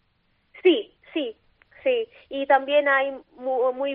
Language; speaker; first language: Spanish; non-native, learner; Malayalam